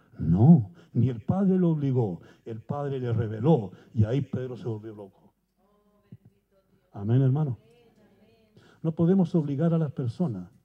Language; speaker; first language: Spanish; native; Spanish